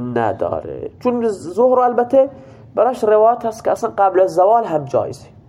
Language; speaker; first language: Persian; non-native, local second language; Baluchi